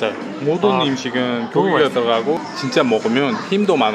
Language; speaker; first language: Korean; non-native, fluent; Uzbek